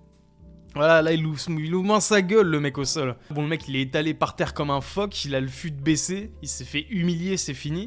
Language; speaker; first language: French; native; French